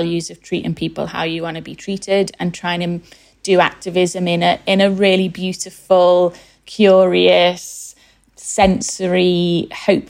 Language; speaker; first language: English; native; English